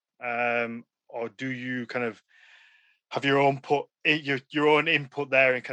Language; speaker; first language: English; native; English